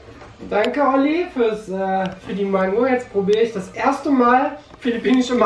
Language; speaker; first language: German; native; German